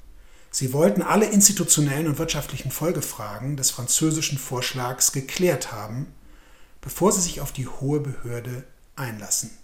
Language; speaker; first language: German; native; German